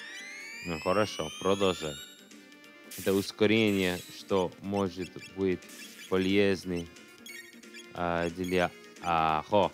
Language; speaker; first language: Russian; non-native, learner; English